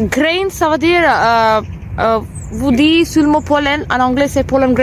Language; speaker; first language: French; non-native, learner; Telugu